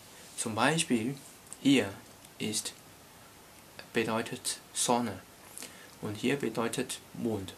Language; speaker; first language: German; non-native, learner; Cantonese